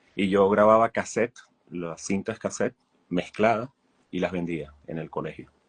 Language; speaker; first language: Spanish; native; Spanish